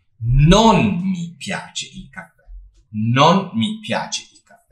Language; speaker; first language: Italian; non-native, fluent; Turkish